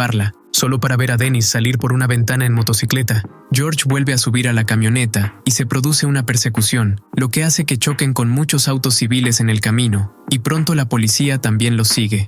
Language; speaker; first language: Spanish; native; Spanish